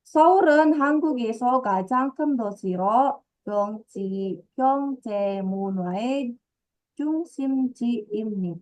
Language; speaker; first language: Korean; non-native, fluent; Indonesian